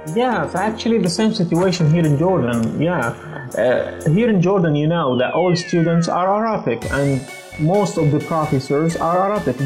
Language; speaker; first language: English; non-native, fluent; Arabic